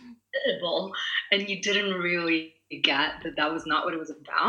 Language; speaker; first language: English; non-native, fluent; Italian